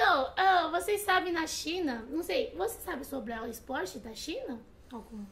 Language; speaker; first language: Portuguese; non-native, fluent; Chinese